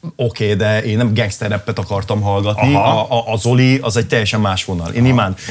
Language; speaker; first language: Hungarian; native; Hungarian